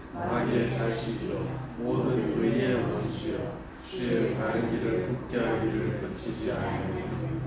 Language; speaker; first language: Korean; native; Korean